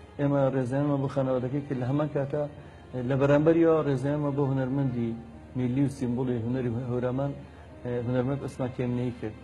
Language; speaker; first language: Central Kurdish; native; Central Kurdish